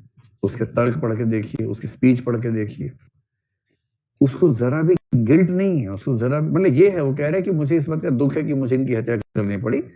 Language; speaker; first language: Hindi; native; Hindi